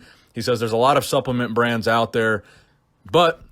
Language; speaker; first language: English; native; English